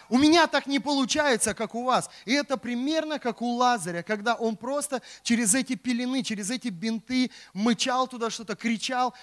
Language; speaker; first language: Russian; native; Russian